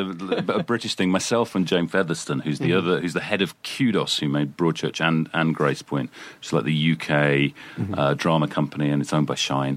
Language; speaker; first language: English; native; English